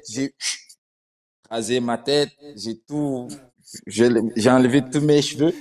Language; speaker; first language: French; non-native, fluent; Portuguese